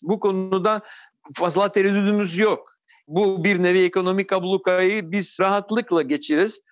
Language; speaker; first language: Turkish; non-native, fluent; Russian